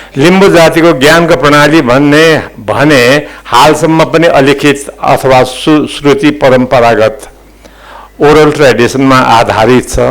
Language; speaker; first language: Nepali; non-native, local second language; Limburgish